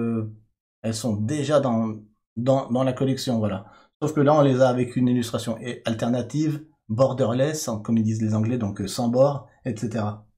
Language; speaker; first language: French; native; French